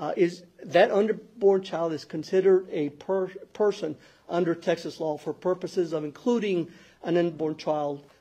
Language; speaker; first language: English; early bilingual, other home language; Spanish